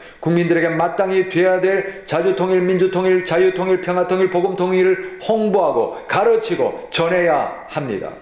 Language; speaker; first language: Korean; native; Korean